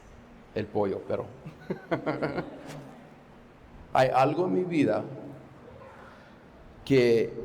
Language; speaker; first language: Spanish; non-native, fluent; English